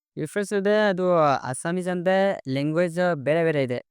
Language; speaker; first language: Kannada; non-native, learner; Assamese